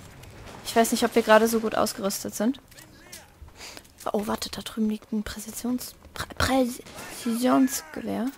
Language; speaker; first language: German; native; German